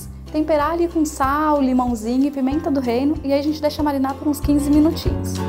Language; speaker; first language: Portuguese; native; Portuguese